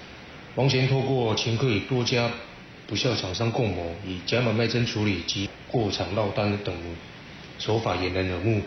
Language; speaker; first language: Chinese; native; Chinese